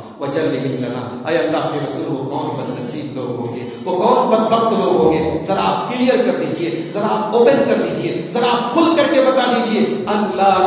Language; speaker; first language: Urdu; native; Urdu